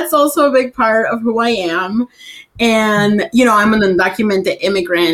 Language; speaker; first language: English; early bilingual, other home language; Spanish